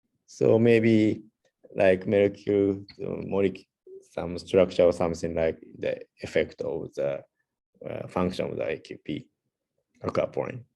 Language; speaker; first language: English; non-native, learner; Japanese